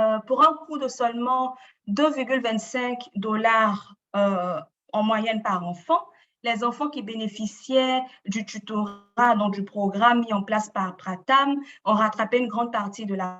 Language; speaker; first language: French; native; French